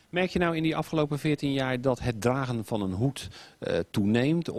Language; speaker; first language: Dutch; native; Dutch